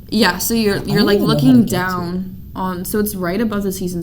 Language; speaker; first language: English; native; English